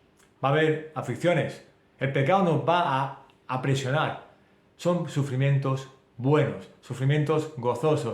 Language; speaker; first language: Spanish; native; Spanish